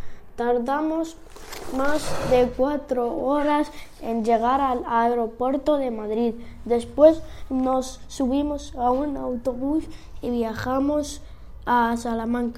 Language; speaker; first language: Spanish; early bilingual, other home language; Turkish